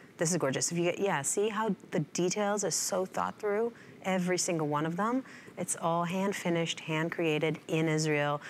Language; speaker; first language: English; non-native, fluent; Hebrew